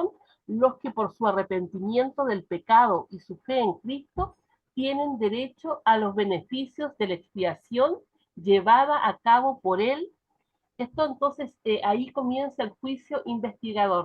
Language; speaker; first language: Spanish; native; Spanish